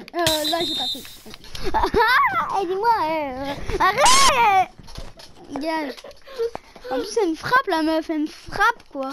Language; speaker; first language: French; native; French